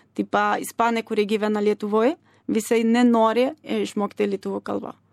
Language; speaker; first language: Lithuanian; non-native, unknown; Spanish